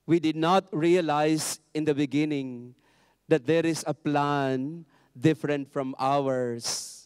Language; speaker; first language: English; non-native, local second language; Filipino